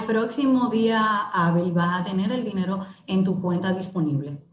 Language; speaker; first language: Spanish; native; Spanish